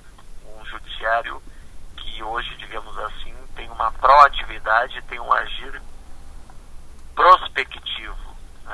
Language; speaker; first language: Portuguese; native; Portuguese